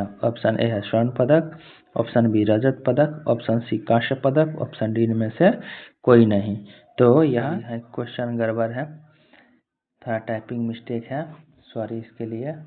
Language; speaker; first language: Hindi; native; Hindi